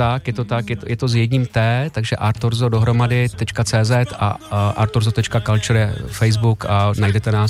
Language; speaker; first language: Czech; native; Czech